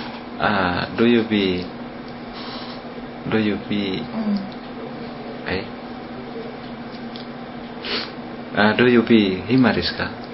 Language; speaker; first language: Japanese; non-native, learner; Indonesian